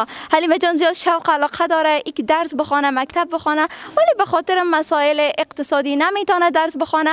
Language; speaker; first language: Persian; native; Persian